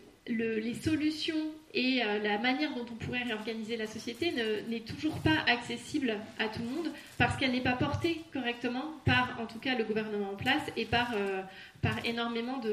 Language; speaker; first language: French; native; French